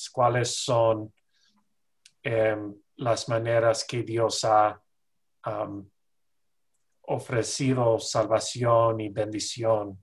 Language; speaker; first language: Spanish; non-native, fluent; English